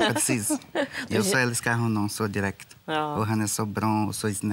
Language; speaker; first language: Swedish; non-native, learner; Portuguese